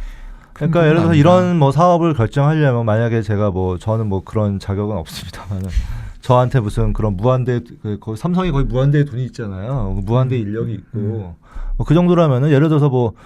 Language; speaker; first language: Korean; native; Korean